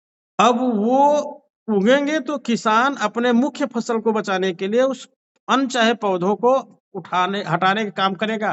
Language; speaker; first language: Hindi; native; Hindi